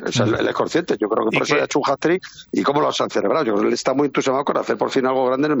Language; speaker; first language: Spanish; native; Spanish